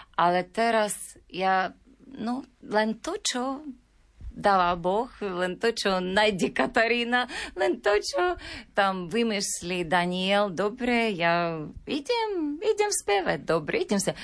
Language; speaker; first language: Slovak; non-native, learner; Ukrainian